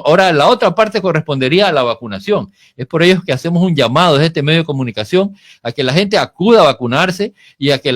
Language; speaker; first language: Spanish; native; Spanish